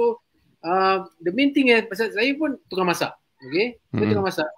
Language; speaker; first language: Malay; native; Malay